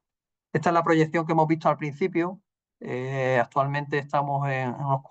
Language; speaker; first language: Spanish; native; Spanish